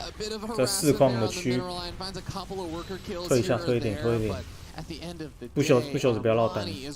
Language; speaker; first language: Chinese; native; Chinese